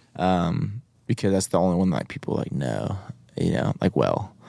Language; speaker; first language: English; native; English